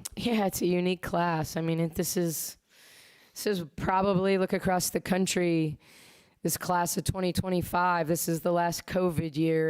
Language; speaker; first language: English; native; English